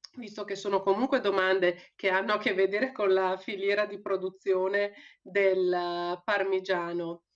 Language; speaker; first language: Italian; native; Italian